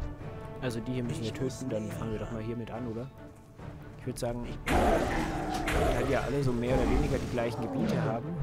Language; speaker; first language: German; native; German